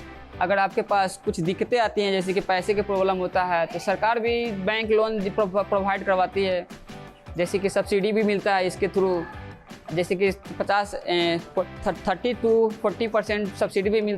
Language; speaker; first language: Hindi; native; Hindi